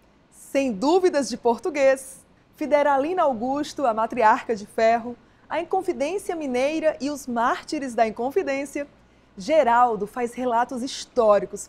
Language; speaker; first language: Portuguese; native; Portuguese